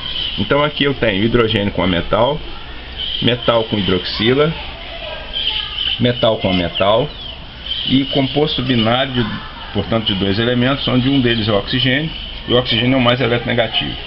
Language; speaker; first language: Portuguese; native; Portuguese